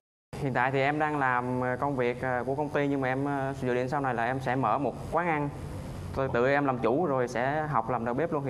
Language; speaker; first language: Vietnamese; native; Vietnamese